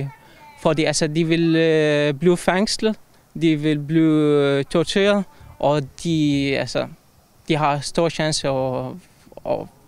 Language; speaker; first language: Danish; non-native, fluent; Arabic